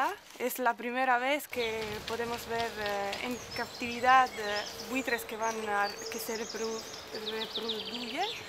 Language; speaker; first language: Spanish; non-native, fluent; Italian